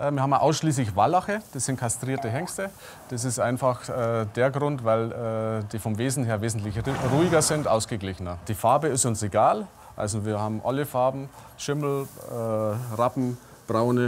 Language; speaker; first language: German; native; German